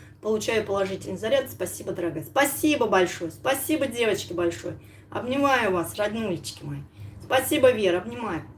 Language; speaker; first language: Russian; native; Russian